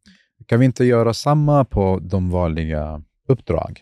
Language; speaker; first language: Swedish; non-native, fluent; Arabic